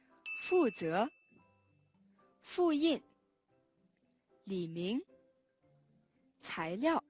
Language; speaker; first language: Chinese; non-native, fluent; Mongolian